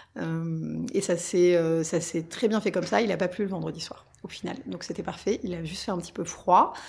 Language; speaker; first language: French; native; French